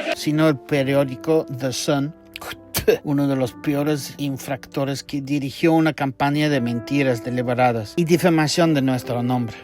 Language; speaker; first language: Spanish; non-native, fluent; English